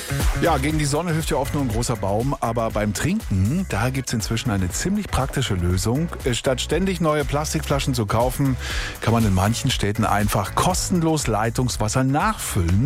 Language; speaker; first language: German; native; German